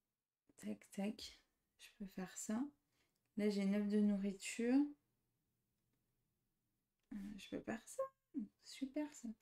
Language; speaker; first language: French; native; French